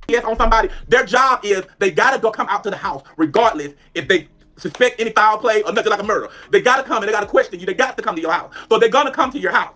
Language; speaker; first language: English; native; English